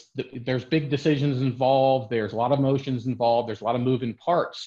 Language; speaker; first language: English; native; English